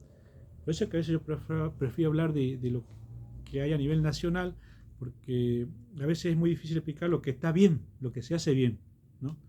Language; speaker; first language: Spanish; native; Spanish